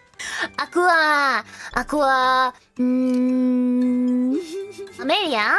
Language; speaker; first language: Japanese; non-native, learner; English